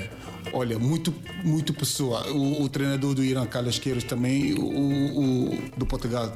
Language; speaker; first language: Portuguese; non-native, learner; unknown